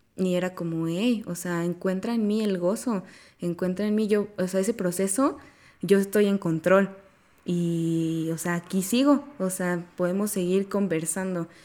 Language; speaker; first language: Spanish; native; Spanish